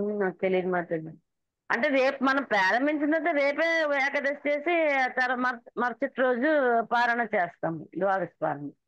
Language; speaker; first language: Telugu; native; Telugu